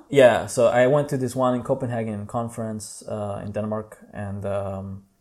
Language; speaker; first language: English; non-native, fluent; Hebrew